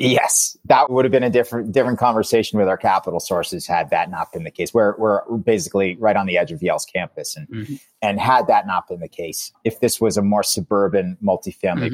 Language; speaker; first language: English; native; English